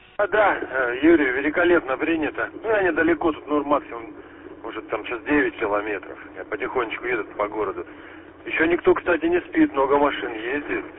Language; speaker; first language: Russian; native; Russian